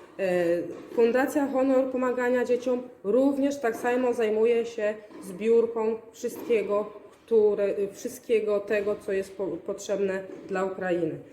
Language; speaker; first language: Polish; native; Polish